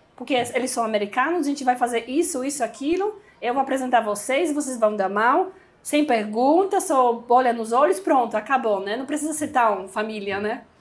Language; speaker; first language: Portuguese; non-native, fluent; Polish